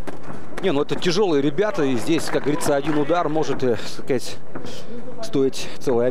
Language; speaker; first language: Russian; native; Russian